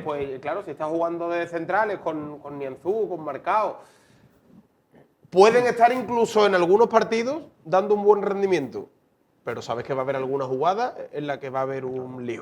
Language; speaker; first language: Spanish; native; Spanish